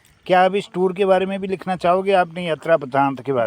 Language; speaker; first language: Hindi; native; Hindi